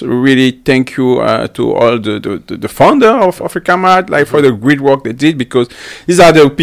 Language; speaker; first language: English; non-native, local second language; French